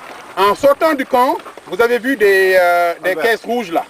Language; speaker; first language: French; non-native, local second language; Wolof